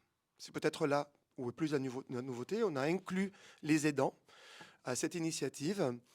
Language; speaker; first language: French; native; French